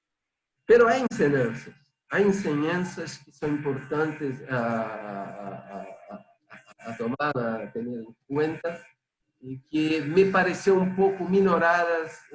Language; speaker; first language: Spanish; non-native, fluent; Portuguese